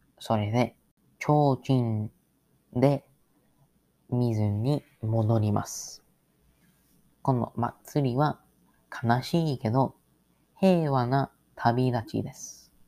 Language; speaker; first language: Japanese; non-native, learner; English